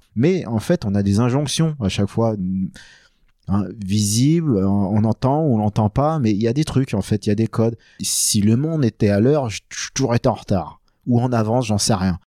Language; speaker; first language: French; native; French